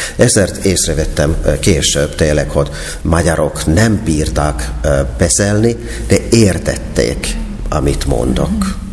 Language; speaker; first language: Hungarian; non-native, fluent; Finnish